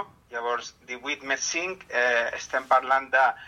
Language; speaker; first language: Catalan; non-native, fluent; Arabic